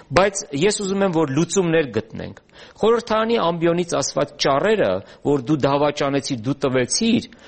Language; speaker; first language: Armenian; native; Armenian